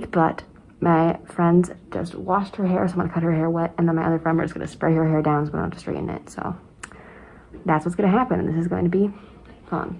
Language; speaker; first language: English; native; English